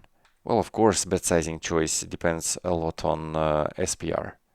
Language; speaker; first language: English; non-native, fluent; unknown